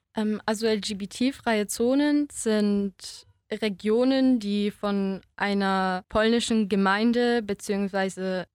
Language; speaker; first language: German; early bilingual, other home language; Polish